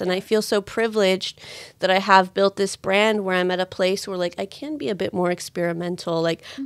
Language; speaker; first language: English; early bilingual, other home language; Spanish